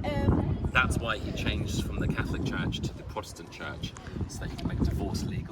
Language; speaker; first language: English; native; English